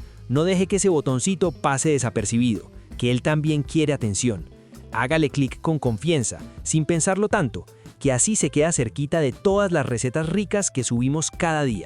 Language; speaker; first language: Spanish; native; Spanish